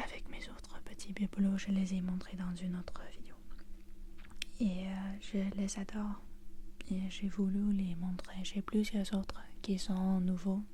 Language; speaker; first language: French; non-native, fluent; English